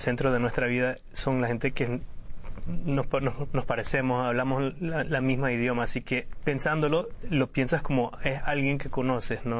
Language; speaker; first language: Spanish; early bilingual, heritage; Spanish